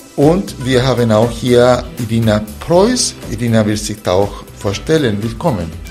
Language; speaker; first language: German; non-native, fluent; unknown